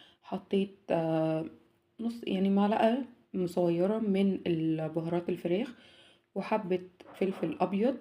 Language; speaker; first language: Arabic; native; Arabic